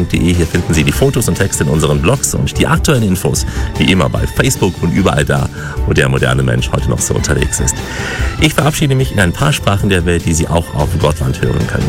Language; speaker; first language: German; native; German